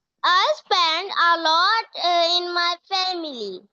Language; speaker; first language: English; non-native, learner; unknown